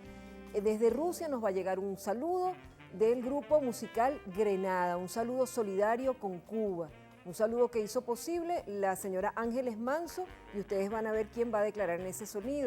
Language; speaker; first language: Spanish; native; Spanish